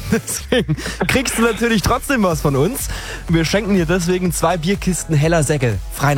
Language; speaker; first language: German; native; German